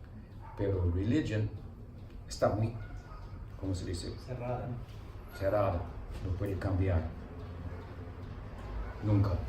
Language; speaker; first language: Spanish; non-native, learner; English